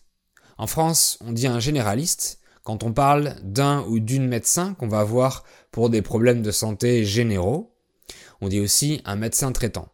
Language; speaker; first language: French; native; French